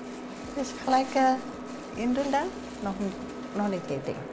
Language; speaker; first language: Dutch; non-native, learner; Indonesian